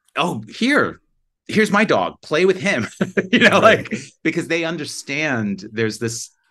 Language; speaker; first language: English; native; English